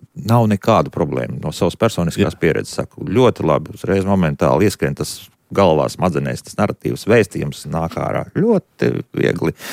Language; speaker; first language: Latvian; native; Latvian